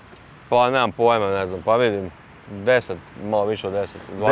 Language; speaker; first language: Serbian; native; Serbian